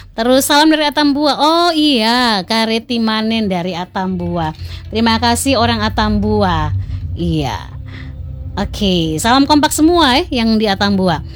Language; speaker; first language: Indonesian; native; Indonesian